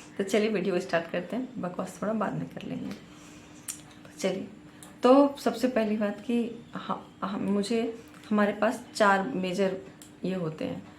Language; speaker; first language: Hindi; native; Hindi